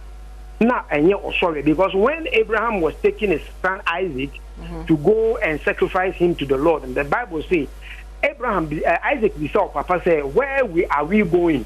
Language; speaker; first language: English; non-native, learner; Akan